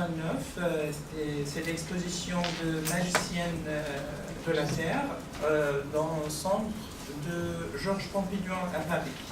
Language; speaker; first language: French; non-native, fluent; Persian